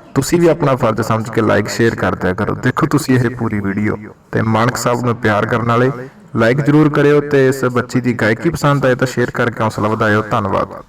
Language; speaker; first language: Punjabi; native; Punjabi